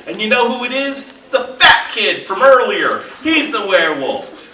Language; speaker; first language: English; native; English